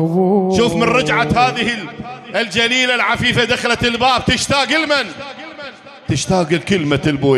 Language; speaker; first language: Arabic; native; Arabic